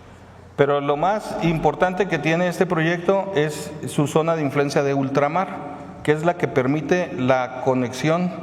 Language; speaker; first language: Spanish; native; Spanish